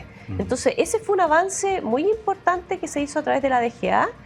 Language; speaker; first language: Spanish; native; Spanish